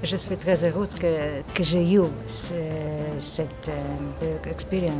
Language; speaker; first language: French; non-native, learner; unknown